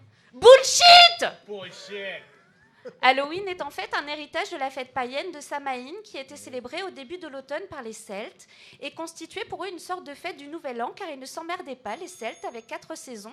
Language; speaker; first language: French; native; French